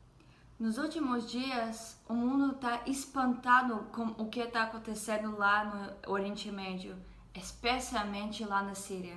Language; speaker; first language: Portuguese; non-native, fluent; Hebrew